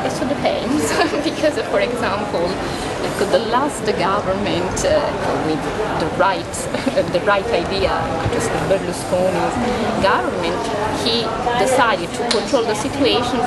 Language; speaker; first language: English; non-native, fluent; Italian